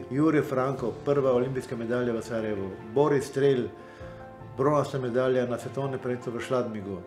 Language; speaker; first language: Slovenian; native; Slovenian